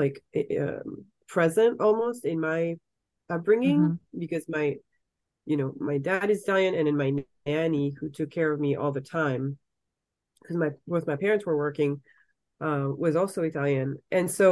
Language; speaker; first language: English; non-native, fluent; French